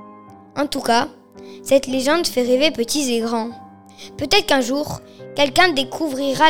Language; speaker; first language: French; native; French